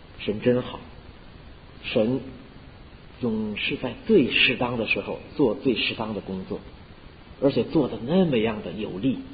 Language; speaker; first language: Chinese; native; Chinese